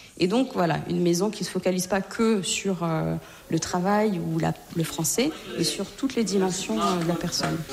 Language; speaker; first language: French; native; French